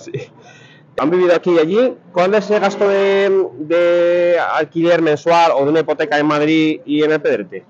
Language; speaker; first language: Spanish; native; Spanish